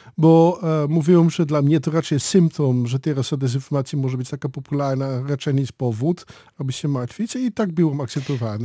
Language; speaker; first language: Polish; non-native, learner; Dutch